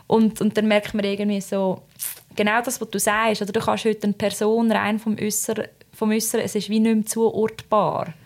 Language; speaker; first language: German; native; German